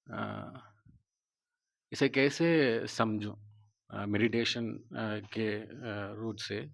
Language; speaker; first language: Hindi; non-native, learner; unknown